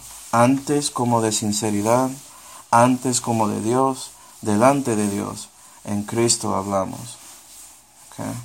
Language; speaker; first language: Spanish; non-native, fluent; English